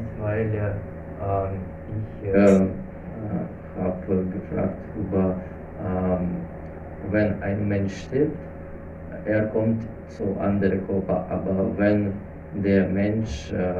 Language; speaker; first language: German; non-native, learner; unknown